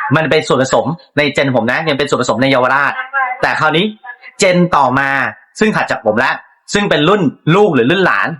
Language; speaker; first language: Thai; native; Thai